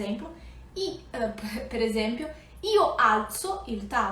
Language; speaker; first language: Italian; non-native, fluent; Portuguese